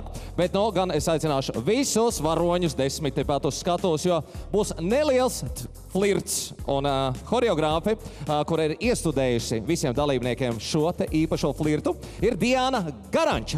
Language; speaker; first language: Latvian; native; Latvian